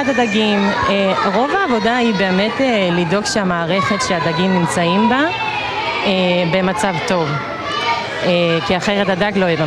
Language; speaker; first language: Hebrew; non-native, fluent; Danish